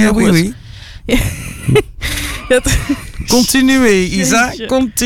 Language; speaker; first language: French; non-native, learner; Dutch